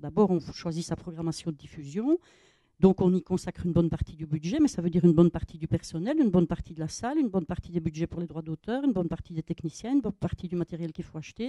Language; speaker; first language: French; native; French